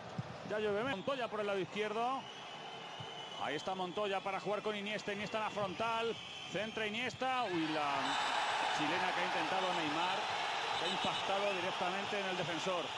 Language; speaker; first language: Spanish; native; Spanish